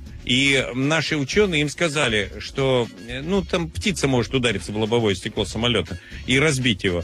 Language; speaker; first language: Russian; native; Russian